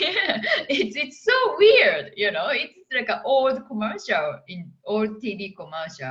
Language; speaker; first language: English; non-native, fluent; Japanese